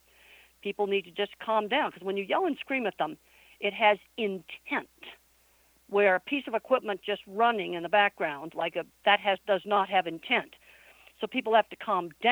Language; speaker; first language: English; native; English